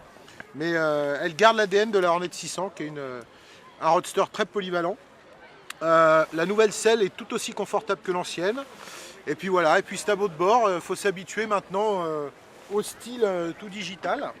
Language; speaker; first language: French; native; French